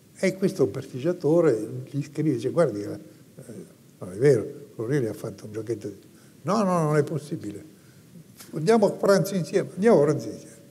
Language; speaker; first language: Italian; native; Italian